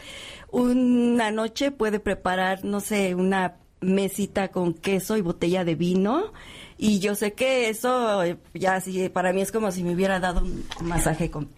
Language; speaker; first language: Spanish; native; Spanish